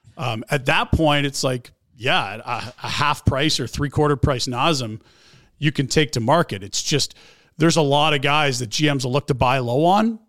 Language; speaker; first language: English; native; English